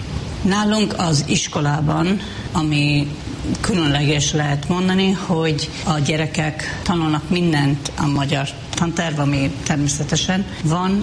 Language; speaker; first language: Hungarian; non-native, fluent; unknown